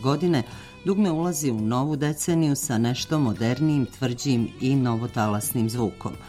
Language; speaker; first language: Croatian; native; Croatian